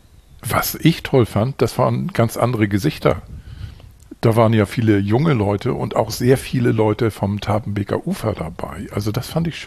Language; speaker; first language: German; native; German